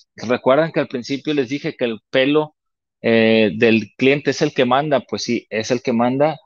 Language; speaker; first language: Spanish; native; Spanish